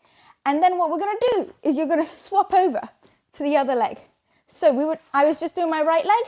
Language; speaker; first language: English; native; English